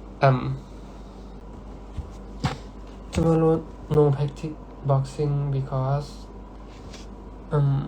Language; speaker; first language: English; non-native, learner; Thai